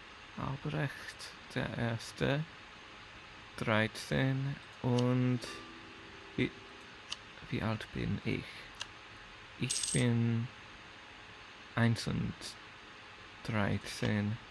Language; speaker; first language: German; non-native, learner; English